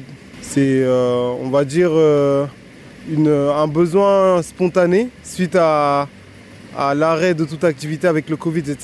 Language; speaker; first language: French; native; French